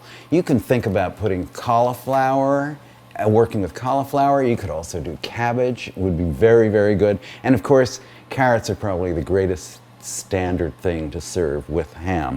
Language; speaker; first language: English; native; English